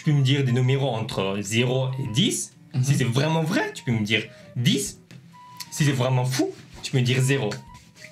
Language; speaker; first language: French; non-native, learner; Mongolian